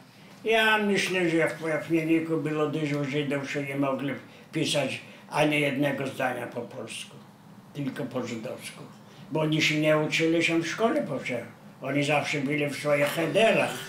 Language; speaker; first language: Polish; non-native, local second language; Yiddish